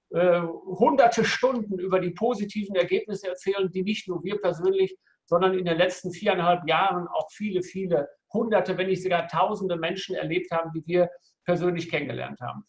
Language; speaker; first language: German; native; German